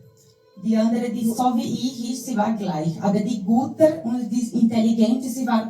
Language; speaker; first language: German; non-native, learner; Portuguese